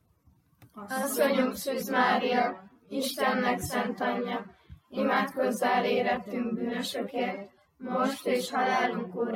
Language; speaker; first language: Hungarian; native; Hungarian